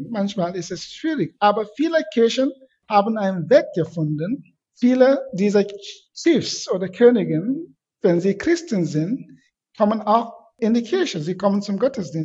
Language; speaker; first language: German; non-native, fluent; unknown